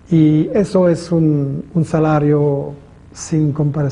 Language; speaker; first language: Spanish; non-native, fluent; French